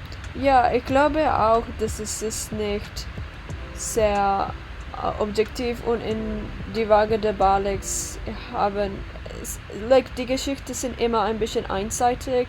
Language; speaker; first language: German; non-native, learner; English